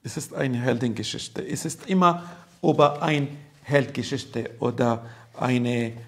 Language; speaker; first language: German; non-native, learner; Arabic